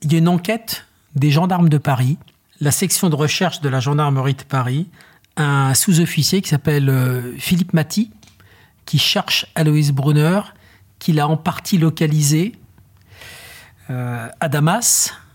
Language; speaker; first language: French; native; French